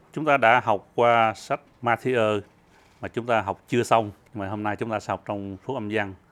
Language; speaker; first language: Vietnamese; early bilingual, heritage; Vietnamese